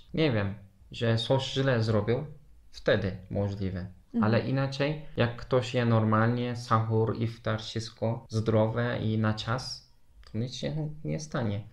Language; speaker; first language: Polish; non-native, learner; Turkish